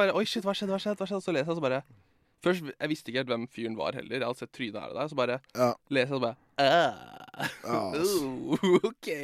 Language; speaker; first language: Norwegian; native; Norwegian